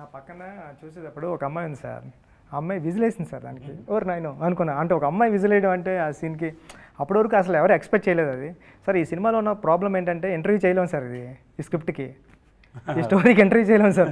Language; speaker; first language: Telugu; native; Telugu